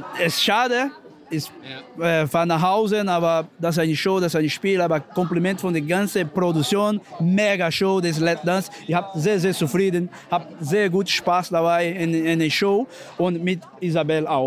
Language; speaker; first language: German; non-native, learner; Portuguese